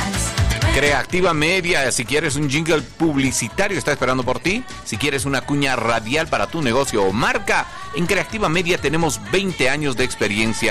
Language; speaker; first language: Spanish; native; Spanish